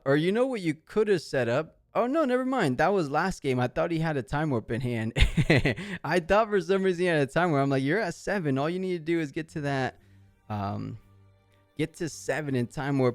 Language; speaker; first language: English; native; English